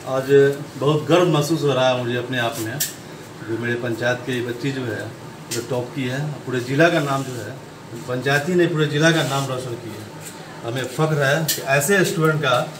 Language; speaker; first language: Hindi; native; Hindi